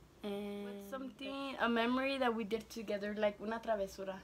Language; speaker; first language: English; early bilingual, other home language; Spanish